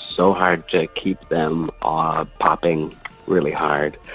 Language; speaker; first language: English; native; English